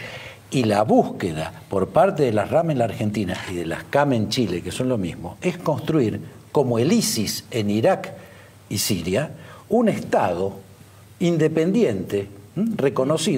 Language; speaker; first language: Spanish; native; Spanish